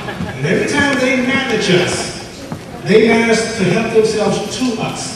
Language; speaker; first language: English; native; English